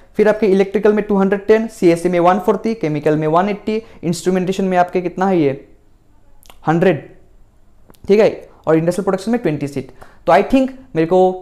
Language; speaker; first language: Hindi; non-native, local second language; Assamese